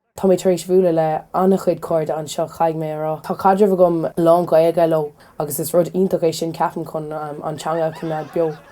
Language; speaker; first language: Irish; non-native, local second language; English